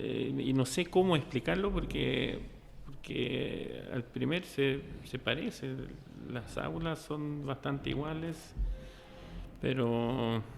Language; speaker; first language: Spanish; non-native, fluent; Norwegian